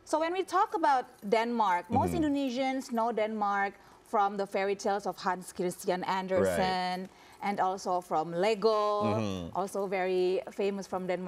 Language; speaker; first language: English; non-native, local second language; Indonesian